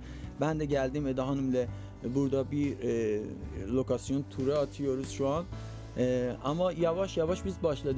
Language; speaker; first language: Turkish; non-native, fluent; Persian